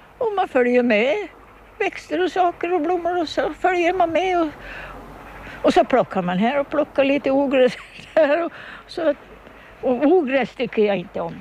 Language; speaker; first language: Swedish; native; Swedish